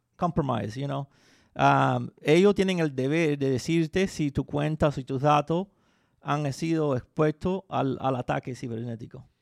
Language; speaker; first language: Spanish; early bilingual, heritage; Spanish